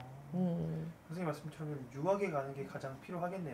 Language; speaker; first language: Korean; native; Korean